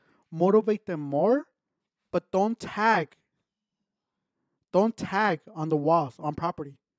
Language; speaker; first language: English; early bilingual, other home language; Spanish